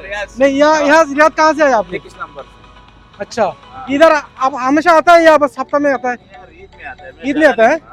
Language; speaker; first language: Hindi; non-native, learner; Bangla